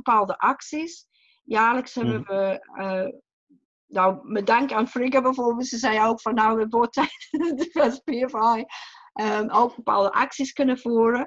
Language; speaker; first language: Dutch; non-native, fluent; English